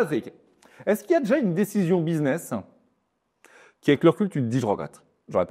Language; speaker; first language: French; native; French